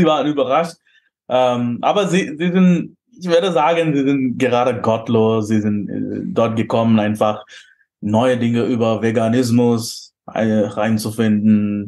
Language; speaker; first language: German; non-native, fluent; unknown